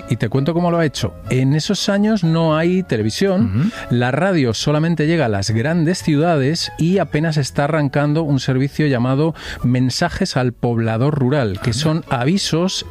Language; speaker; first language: Spanish; native; Spanish